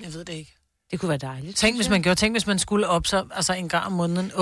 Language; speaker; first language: Danish; native; Danish